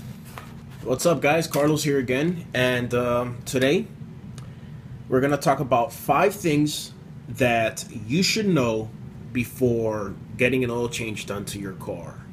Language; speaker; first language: English; native; English